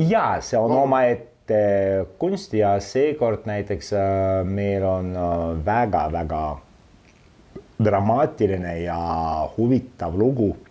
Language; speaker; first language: Estonian; non-native, fluent; Russian